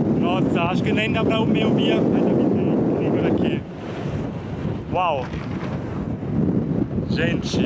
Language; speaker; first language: Portuguese; non-native, fluent; German